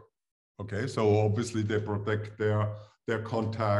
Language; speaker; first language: English; non-native, fluent; German